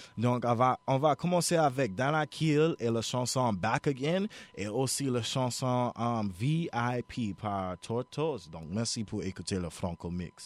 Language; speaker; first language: French; non-native, local second language; English